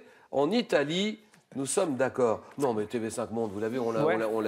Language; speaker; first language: French; native; French